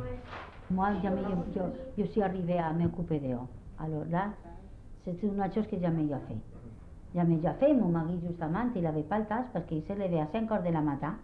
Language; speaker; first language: French; non-native, learner; Catalan